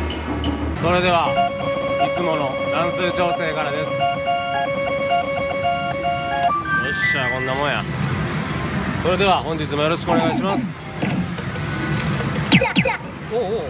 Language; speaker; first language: Japanese; native; Japanese